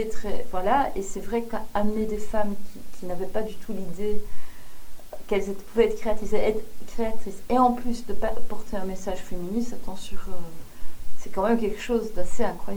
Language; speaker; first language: French; native; French